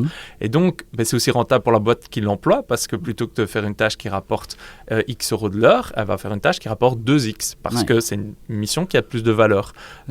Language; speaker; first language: French; native; French